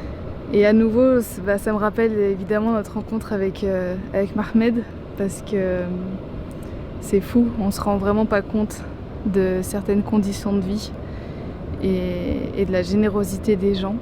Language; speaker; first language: French; native; French